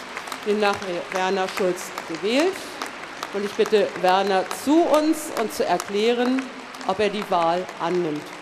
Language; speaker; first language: German; native; German